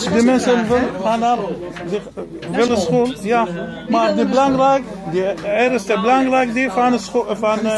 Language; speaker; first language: Dutch; non-native, learner; Arabic